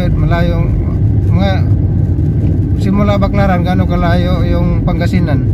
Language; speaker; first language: Filipino; non-native, local second language; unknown